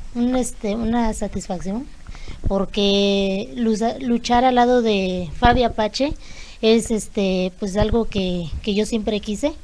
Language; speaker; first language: Spanish; native; Spanish